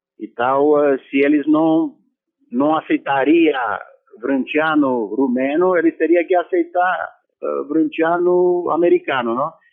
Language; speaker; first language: Portuguese; non-native, fluent; Romanian